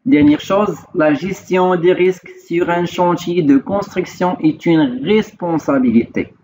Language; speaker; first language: French; non-native, local second language; Arabic